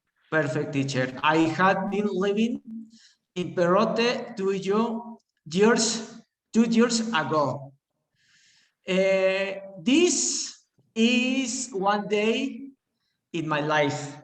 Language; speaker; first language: English; non-native, learner; Spanish